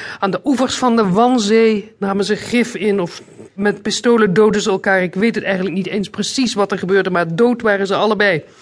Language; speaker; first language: Dutch; native; Dutch